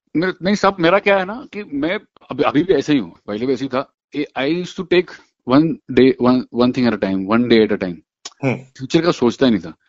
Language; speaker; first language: Hindi; non-native, local second language; Gujarati